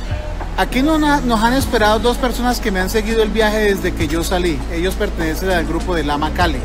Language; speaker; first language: Spanish; native; Spanish